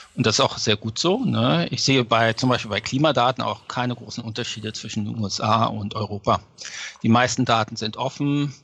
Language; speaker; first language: German; native; German